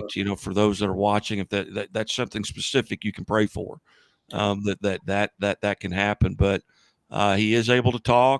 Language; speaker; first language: English; native; English